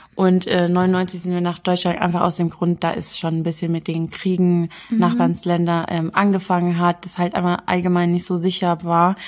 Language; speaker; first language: German; early bilingual, other home language; Arabic